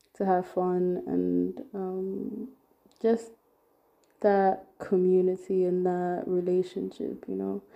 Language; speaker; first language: English; non-native, local second language; Yoruba